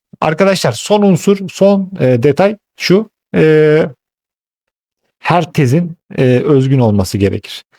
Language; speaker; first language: Turkish; native; Turkish